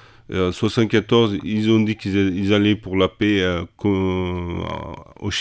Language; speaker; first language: French; non-native, fluent; Kurdish